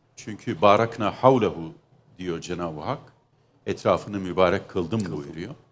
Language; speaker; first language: Turkish; native; Turkish